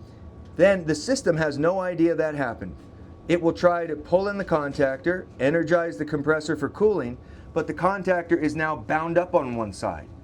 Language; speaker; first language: English; native; English